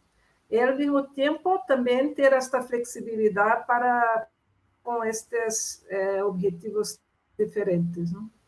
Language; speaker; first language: Portuguese; non-native, learner; Spanish